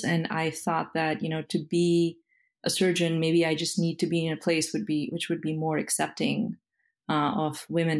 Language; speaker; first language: English; non-native, local second language; Hindi